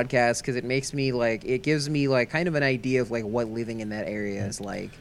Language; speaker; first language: English; native; English